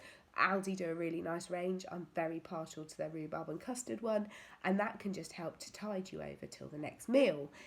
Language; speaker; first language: English; native; English